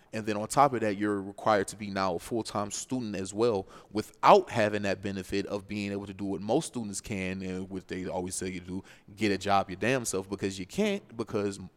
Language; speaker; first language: English; native; English